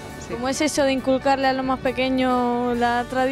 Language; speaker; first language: Spanish; native; Spanish